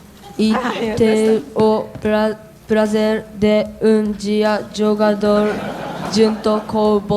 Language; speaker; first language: Portuguese; non-native, learner; Japanese